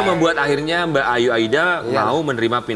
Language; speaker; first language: Indonesian; native; Indonesian